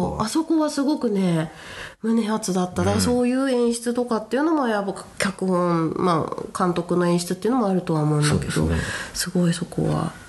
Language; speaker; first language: Japanese; native; Japanese